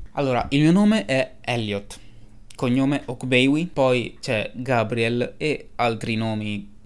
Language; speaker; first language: Italian; early bilingual, other home language; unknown